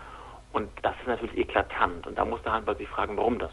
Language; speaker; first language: German; native; German